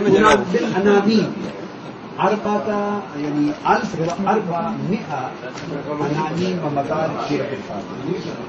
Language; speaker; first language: Arabic; non-native, learner; Urdu